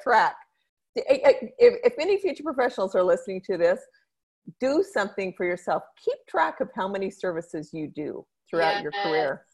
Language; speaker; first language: English; native; English